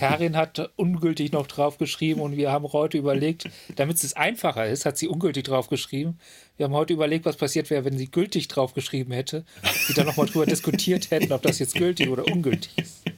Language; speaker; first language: German; native; German